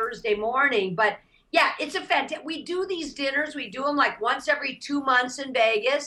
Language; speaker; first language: English; native; English